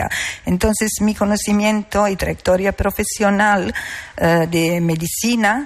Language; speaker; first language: Spanish; non-native, learner; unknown